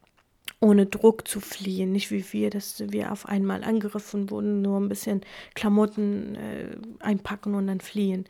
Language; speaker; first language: German; non-native, fluent; Kurdish